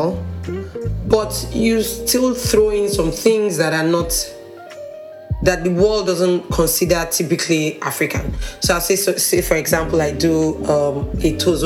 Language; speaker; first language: English; non-native, local second language; Igbo